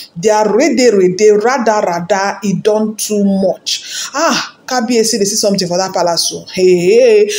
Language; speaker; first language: Nigerian Pidgin; non-native, local second language; Yoruba